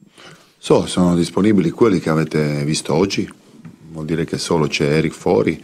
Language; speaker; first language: Italian; non-native, fluent; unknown